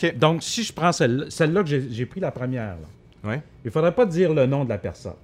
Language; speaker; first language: French; native; French